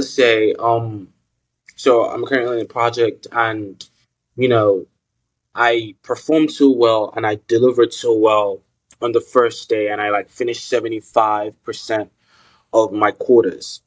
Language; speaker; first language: English; non-native, local second language; Yoruba